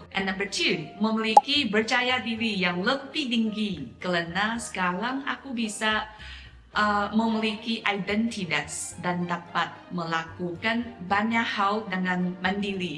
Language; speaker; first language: Indonesian; non-native, fluent; Chinese